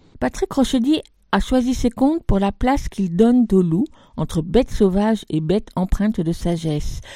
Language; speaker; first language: French; native; French